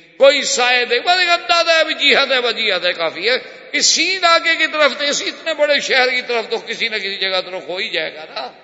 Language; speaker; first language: Urdu; native; Urdu